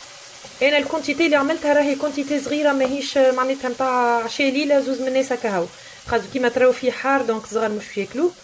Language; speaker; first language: Arabic; native; Arabic